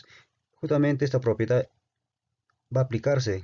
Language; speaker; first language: Spanish; native; Spanish